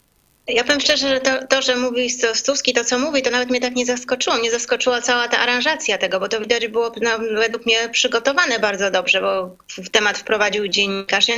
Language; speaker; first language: Polish; non-native, fluent; Chinese